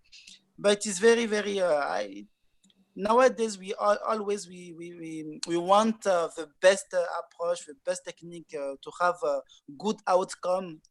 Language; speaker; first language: English; non-native, learner; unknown